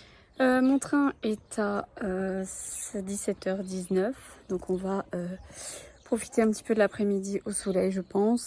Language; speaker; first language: French; native; French